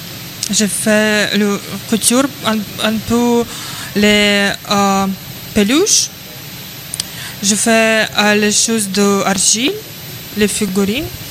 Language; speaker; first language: French; non-native, learner; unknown